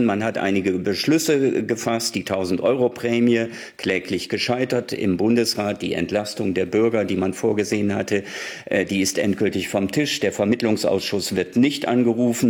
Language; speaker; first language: German; native; German